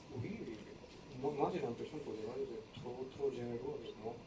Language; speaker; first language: French; non-native, learner; English